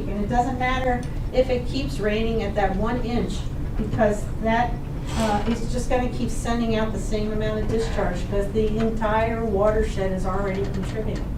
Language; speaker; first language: English; native; English